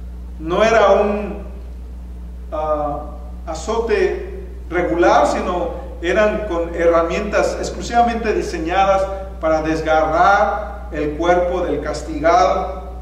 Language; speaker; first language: Spanish; native; Spanish